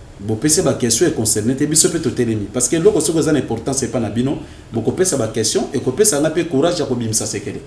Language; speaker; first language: Lingala; native; Lingala